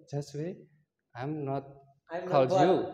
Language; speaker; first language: English; non-native, learner; Indonesian